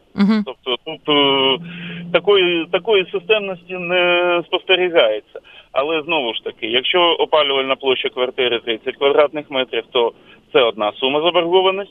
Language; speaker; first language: Ukrainian; native; Ukrainian